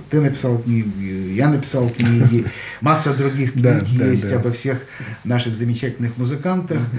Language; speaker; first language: Russian; native; Russian